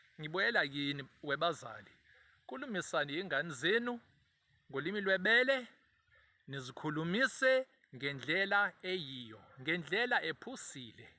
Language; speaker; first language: Zulu; native; Zulu